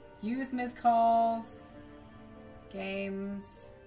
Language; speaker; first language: English; native; English